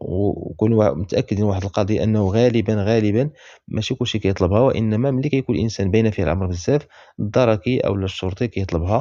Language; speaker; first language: Arabic; native; Arabic